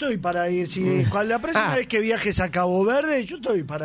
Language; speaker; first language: Spanish; native; Spanish